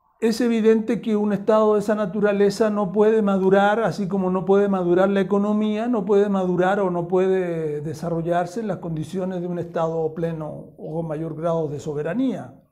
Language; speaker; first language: Spanish; native; Spanish